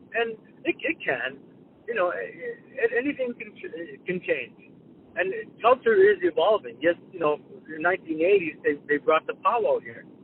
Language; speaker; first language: English; non-native, fluent; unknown